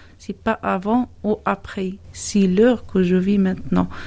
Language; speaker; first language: French; non-native, learner; Arabic